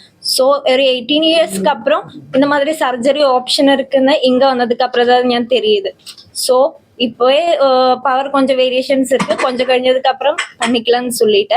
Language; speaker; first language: Tamil; non-native, learner; Malayalam